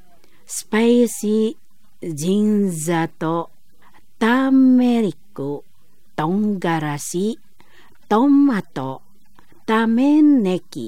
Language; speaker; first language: Japanese; non-native, fluent; Indonesian